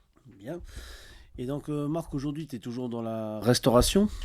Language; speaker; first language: French; native; French